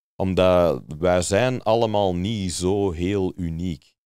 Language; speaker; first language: Dutch; non-native, fluent; English